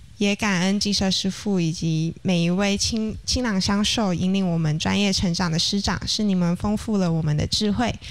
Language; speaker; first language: Chinese; native; Chinese